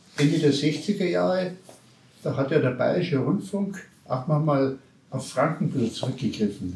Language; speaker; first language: German; native; German